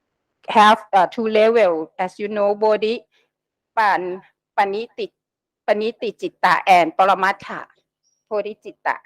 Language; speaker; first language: English; non-native, learner; Thai